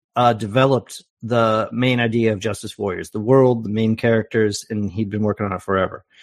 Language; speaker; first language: English; native; English